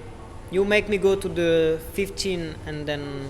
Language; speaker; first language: English; non-native, learner; French